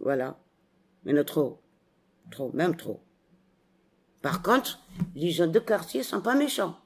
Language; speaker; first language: French; non-native, local second language; Arabic